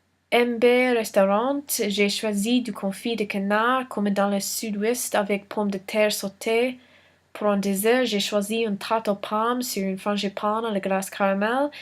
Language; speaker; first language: French; non-native, learner; English